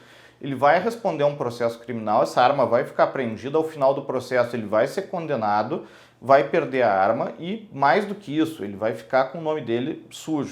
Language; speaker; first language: Portuguese; native; Portuguese